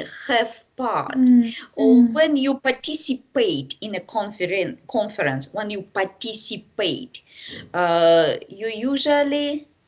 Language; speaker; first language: English; non-native, fluent; Russian